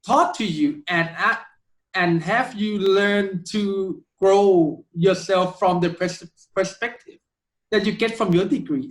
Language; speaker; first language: English; non-native, fluent; Thai